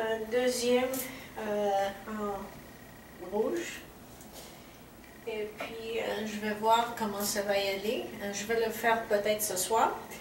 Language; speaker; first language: French; native; French